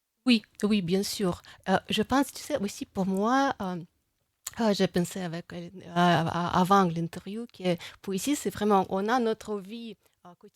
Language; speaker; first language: French; non-native, fluent; Russian